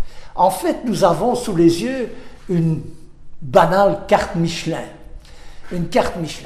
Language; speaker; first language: French; native; French